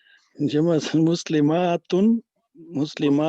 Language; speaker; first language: Arabic; non-native, learner; Urdu